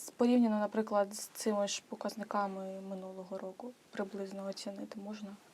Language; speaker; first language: Ukrainian; native; Ukrainian